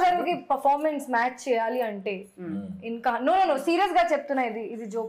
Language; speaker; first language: Telugu; non-native, learner; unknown